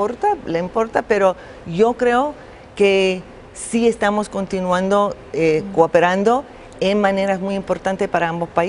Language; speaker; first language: Spanish; non-native, fluent; English